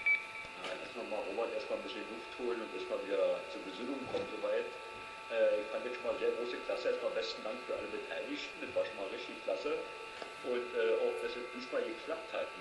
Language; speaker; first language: German; native; German